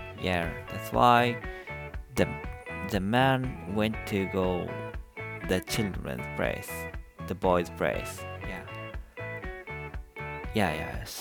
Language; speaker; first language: English; non-native, learner; Japanese